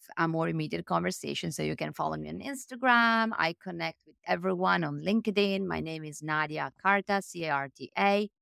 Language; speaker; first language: English; non-native, fluent; Italian